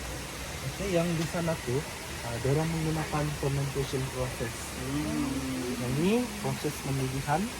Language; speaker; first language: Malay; non-native, local second language; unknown